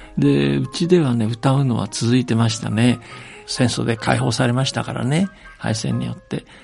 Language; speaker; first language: Japanese; native; Japanese